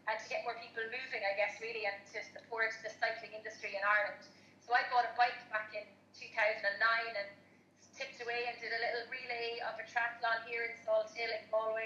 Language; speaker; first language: English; native; English